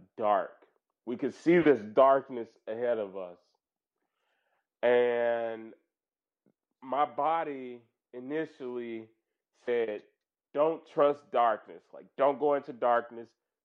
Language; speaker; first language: English; native; English